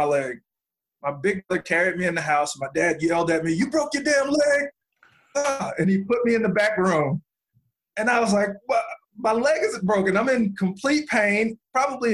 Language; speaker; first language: English; native; English